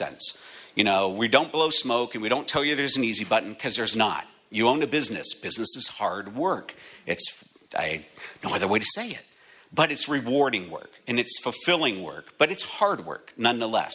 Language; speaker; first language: English; native; English